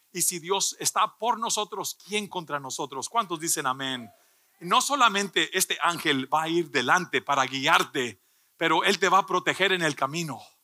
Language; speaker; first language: Spanish; early bilingual, heritage; Spanish